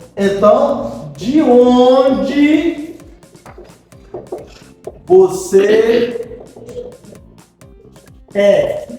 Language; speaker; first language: Portuguese; non-native, local second language; Haitian Creole